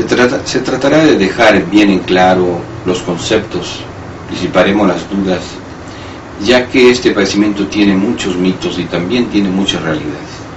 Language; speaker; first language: Spanish; native; Spanish